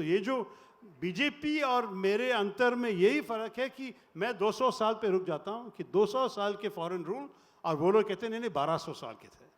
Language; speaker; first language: Hindi; non-native, local second language; Malayalam